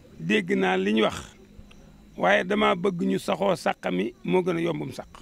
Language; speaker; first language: Wolof; native; Wolof